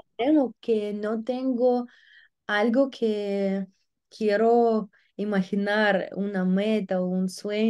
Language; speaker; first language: Spanish; non-native, learner; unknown